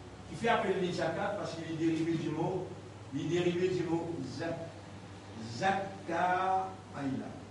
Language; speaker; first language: French; non-native, local second language; Morisyen